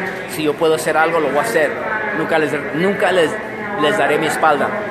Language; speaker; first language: Spanish; early bilingual, other home language; English